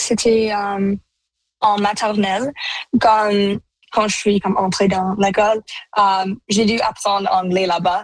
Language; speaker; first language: French; non-native, local second language; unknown